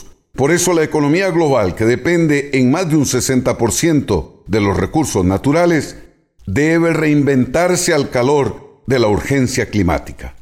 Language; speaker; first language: Spanish; native; Spanish